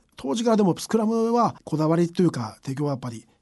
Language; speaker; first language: Japanese; native; Japanese